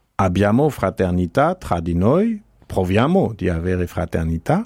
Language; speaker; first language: Italian; non-native, fluent; French